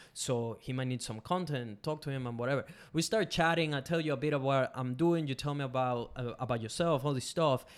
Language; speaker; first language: English; non-native, fluent; Spanish